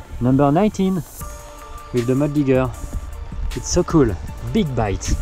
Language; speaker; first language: English; non-native, fluent; French